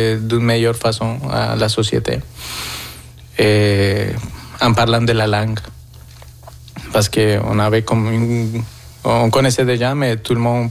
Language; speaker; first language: French; non-native, fluent; Spanish